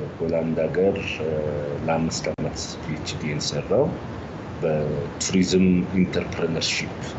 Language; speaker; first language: Amharic; non-native, local second language; Sidamo